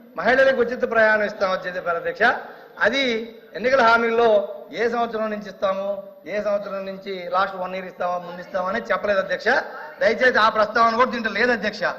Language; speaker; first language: Telugu; native; Telugu